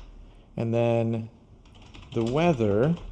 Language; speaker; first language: English; non-native, fluent; Portuguese